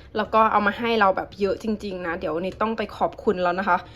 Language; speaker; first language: Thai; native; Thai